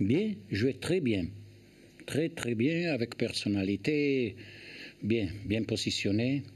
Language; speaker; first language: French; non-native, learner; Italian